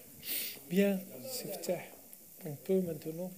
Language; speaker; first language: French; non-native, local second language; Arabic